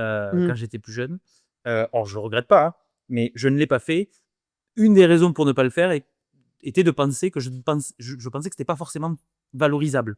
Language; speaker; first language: French; native; French